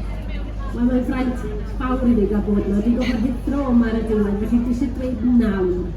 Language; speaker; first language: Welsh; native; Welsh